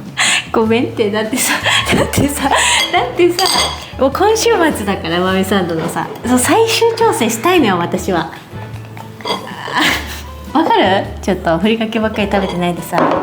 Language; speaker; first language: Japanese; native; Japanese